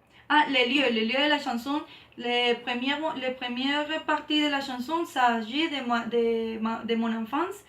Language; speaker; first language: French; non-native, learner; Spanish